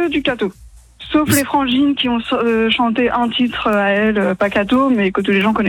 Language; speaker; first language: French; native; French